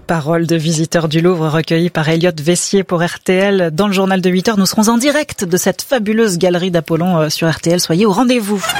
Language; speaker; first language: French; native; French